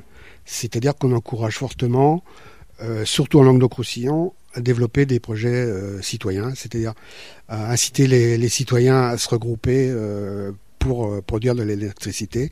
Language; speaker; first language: French; native; French